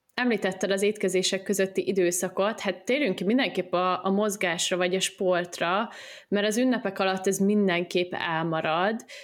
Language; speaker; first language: Hungarian; early bilingual, heritage; Hungarian